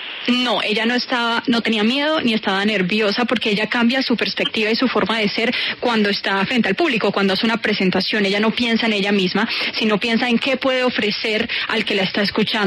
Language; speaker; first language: Spanish; native; Spanish